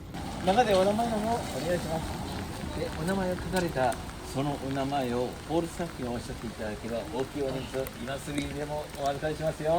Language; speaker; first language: Japanese; native; Japanese